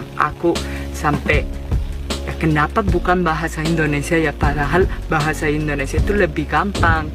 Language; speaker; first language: Indonesian; non-native, fluent; Spanish